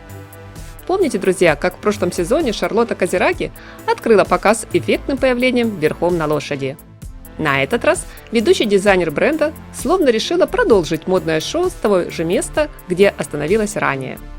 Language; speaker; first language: Russian; native; Russian